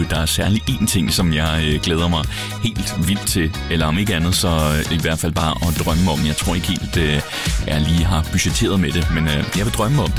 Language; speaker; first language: Danish; native; Danish